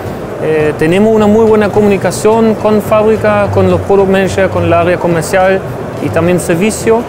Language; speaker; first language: Spanish; non-native, fluent; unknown